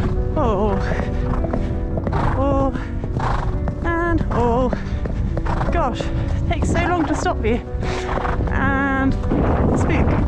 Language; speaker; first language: English; native; English